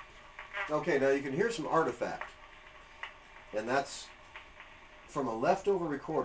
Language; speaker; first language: English; native; English